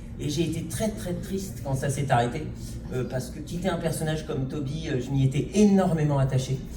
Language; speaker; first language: French; native; French